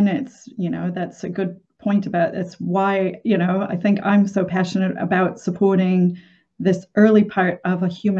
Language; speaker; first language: English; native; English